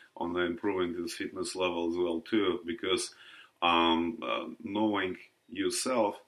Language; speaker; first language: English; non-native, learner; Russian